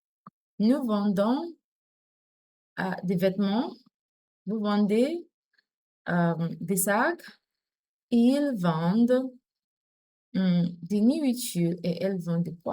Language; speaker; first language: French; non-native, fluent; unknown